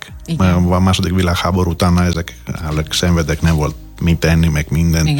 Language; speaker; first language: Hungarian; non-native, fluent; Greek